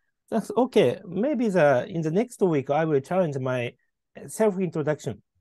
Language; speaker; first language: English; non-native, learner; Japanese